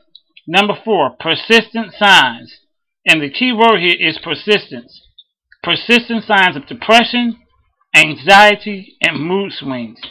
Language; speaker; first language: English; native; English